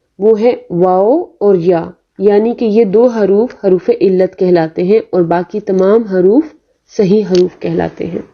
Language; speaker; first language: Urdu; native; Urdu